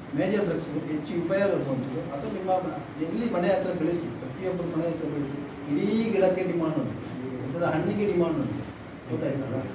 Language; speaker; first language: Kannada; non-native, local second language; Malayalam